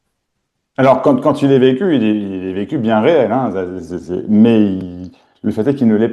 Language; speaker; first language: French; native; French